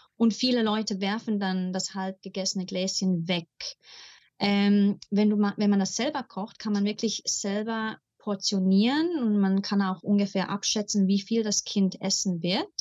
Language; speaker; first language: German; early bilingual, heritage; German